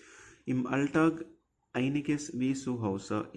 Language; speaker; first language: German; non-native, fluent; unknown